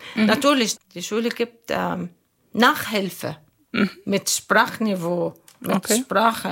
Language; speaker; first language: German; non-native, fluent; Arabic